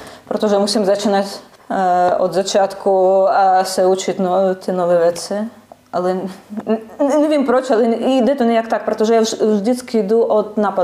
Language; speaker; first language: Czech; non-native, learner; Russian